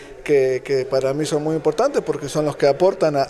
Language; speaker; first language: Spanish; native; Spanish